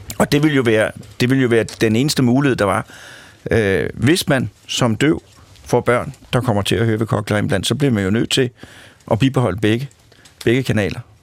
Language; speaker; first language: Danish; native; Danish